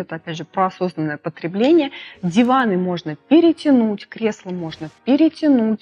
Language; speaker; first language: Russian; native; Russian